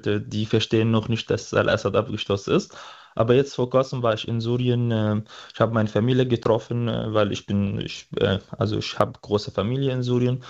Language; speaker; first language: German; non-native, fluent; Arabic